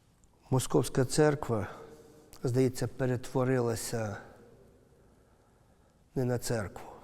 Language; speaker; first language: Ukrainian; native; Ukrainian